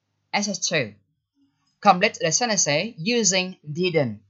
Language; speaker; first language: English; non-native, fluent; Vietnamese